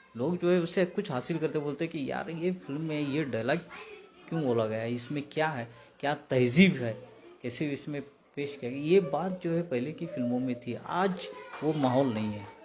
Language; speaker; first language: Hindi; non-native, local second language; Urdu